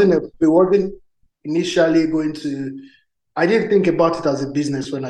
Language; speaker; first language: English; non-native, local second language; Yoruba